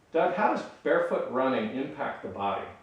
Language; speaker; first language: English; native; English